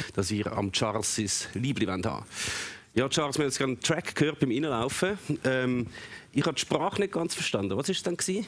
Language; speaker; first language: German; native; German